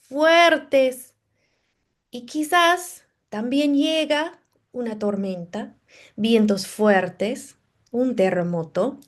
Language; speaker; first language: Spanish; non-native, fluent; English